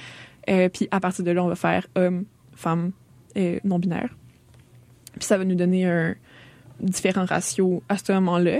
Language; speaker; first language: French; native; French